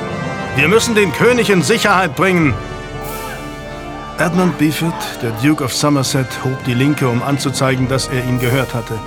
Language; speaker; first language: German; native; German